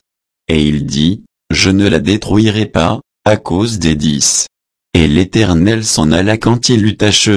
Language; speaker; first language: French; native; French